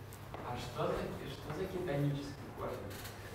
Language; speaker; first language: Russian; native; Russian